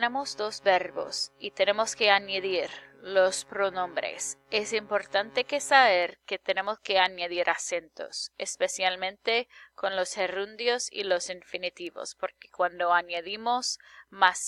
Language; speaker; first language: Spanish; non-native, fluent; English